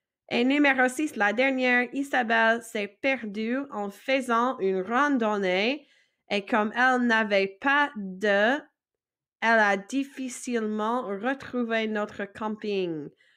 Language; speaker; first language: French; non-native, fluent; English